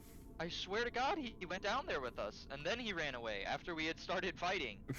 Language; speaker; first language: English; native; English